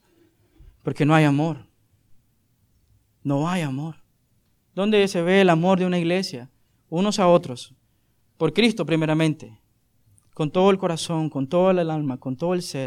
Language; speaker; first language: Spanish; native; Spanish